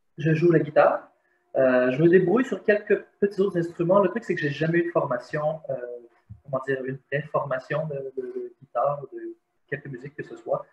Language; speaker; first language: French; early bilingual, other home language; Arabic